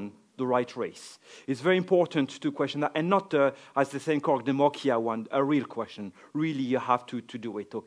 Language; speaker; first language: English; non-native, fluent; French